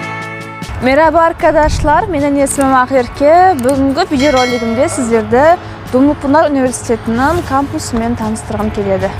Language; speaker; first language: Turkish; non-native, learner; Kazakh